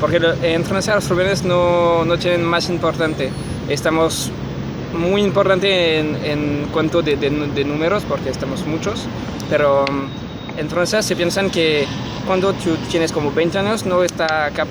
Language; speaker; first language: Spanish; non-native, learner; French